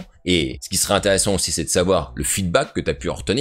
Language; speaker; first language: French; native; French